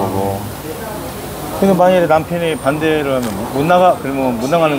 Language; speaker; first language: Korean; native; Korean